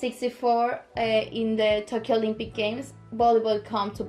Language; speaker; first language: English; non-native, local second language; Spanish